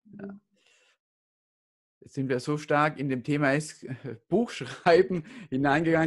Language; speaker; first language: German; native; German